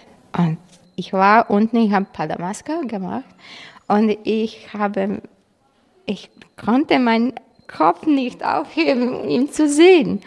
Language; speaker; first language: German; non-native, fluent; Croatian